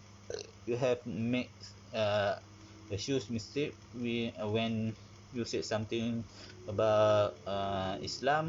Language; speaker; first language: English; non-native, learner; Malay